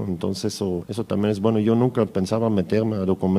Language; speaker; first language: Spanish; native; Spanish